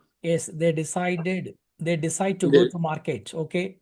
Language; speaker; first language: English; non-native, local second language; Telugu